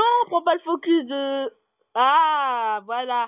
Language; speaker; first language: French; native; French